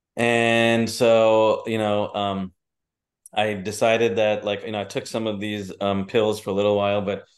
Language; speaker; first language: English; native; English